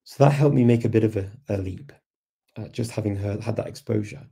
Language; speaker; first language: English; native; English